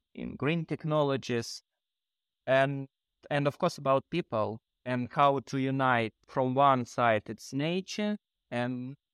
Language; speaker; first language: English; non-native, fluent; Ukrainian